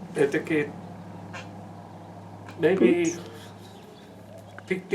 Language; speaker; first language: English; non-native, learner; Spanish